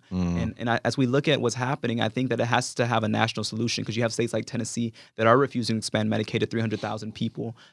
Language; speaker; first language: English; native; English